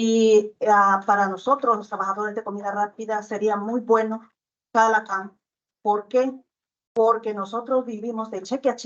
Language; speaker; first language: Spanish; native; Spanish